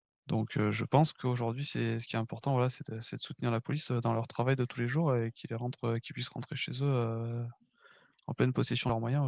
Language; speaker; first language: French; native; French